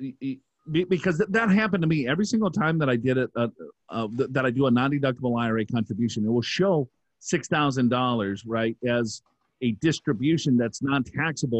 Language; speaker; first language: English; native; English